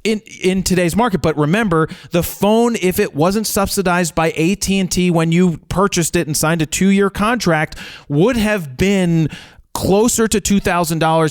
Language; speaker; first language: English; native; English